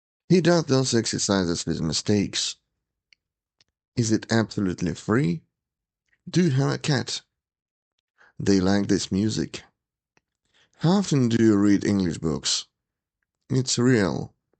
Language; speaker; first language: English; non-native, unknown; Ukrainian